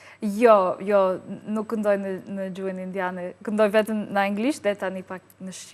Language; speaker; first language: Albanian; non-native, learner; English